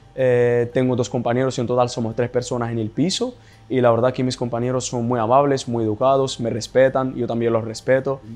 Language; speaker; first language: Spanish; non-native, fluent; Arabic